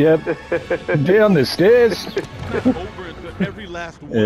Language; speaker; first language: English; native; English